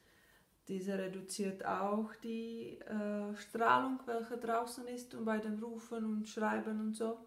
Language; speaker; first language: German; non-native, fluent; Czech